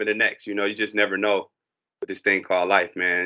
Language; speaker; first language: English; native; English